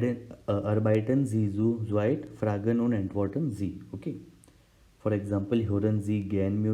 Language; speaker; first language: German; non-native, fluent; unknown